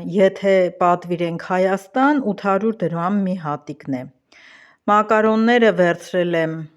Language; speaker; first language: Armenian; native; Armenian